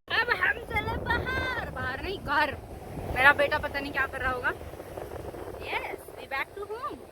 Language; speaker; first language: Hindi; native; Hindi